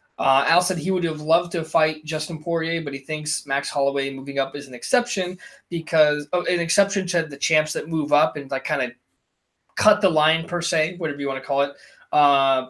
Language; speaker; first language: English; native; English